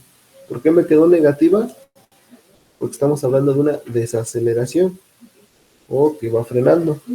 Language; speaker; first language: Spanish; native; Spanish